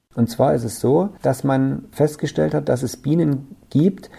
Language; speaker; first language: German; native; German